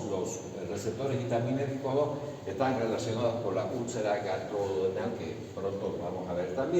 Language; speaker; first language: Spanish; native; Spanish